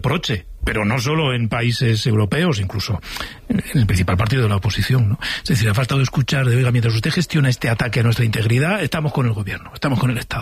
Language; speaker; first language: Spanish; native; Spanish